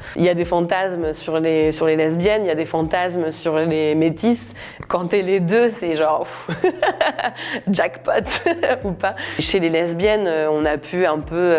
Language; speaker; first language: French; native; French